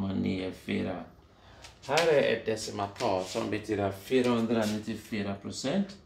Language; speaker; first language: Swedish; non-native, fluent; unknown